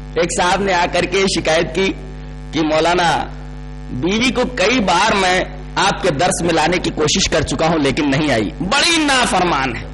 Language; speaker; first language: Urdu; native; Urdu